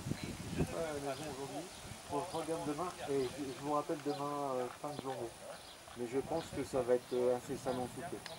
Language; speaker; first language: French; native; French